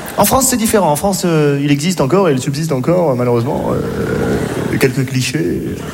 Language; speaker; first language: French; native; French